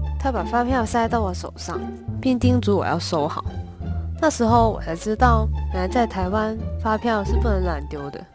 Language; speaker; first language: Chinese; non-native, local second language; Cantonese